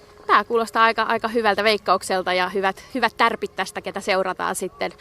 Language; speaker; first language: Finnish; native; Finnish